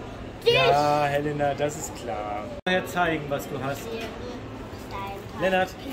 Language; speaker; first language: German; native; German